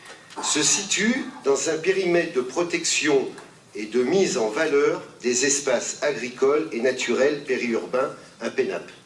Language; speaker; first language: French; native; French